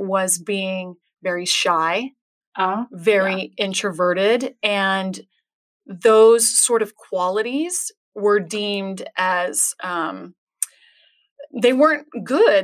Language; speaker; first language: English; native; English